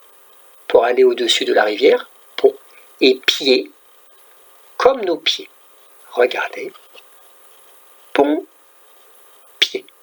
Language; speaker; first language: French; native; French